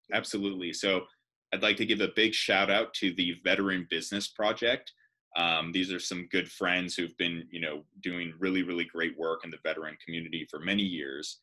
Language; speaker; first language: English; native; English